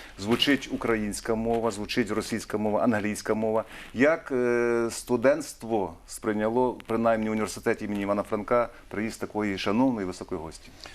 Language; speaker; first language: Ukrainian; native; Ukrainian